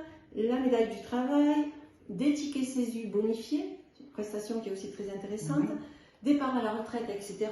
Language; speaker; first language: French; native; French